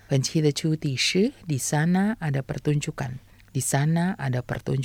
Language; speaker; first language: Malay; non-native, fluent; Chinese